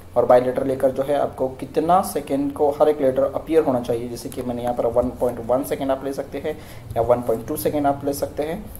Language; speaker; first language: Hindi; non-native, local second language; Marathi